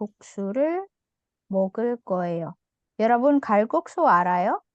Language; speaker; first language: Korean; non-native, fluent; Indonesian